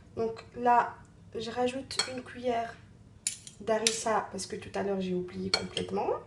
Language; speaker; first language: French; non-native, local second language; Arabic